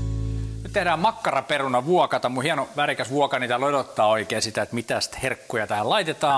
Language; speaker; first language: Finnish; native; Finnish